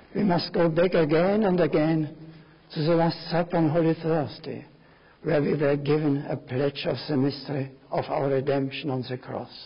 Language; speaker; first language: English; non-native, fluent; German